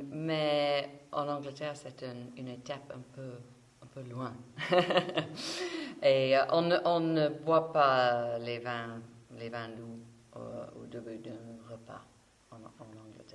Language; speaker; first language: French; non-native, fluent; English